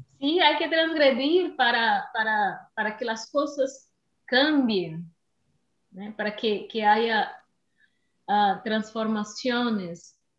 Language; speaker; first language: Spanish; non-native, learner; Portuguese